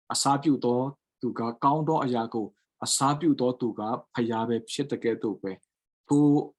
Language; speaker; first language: Burmese; non-native, local second language; Tedim Chin